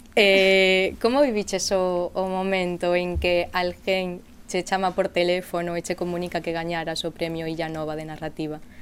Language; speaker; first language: Galician; native; Galician